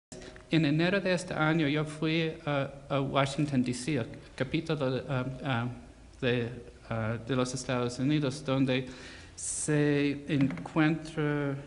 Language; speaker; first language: Spanish; non-native, fluent; English